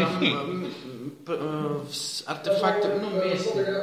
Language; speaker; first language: Russian; non-native, fluent; Dutch